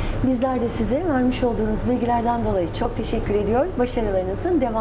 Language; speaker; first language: Turkish; native; Turkish